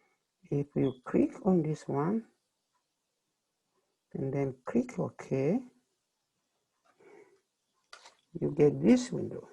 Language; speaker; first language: English; non-native, fluent; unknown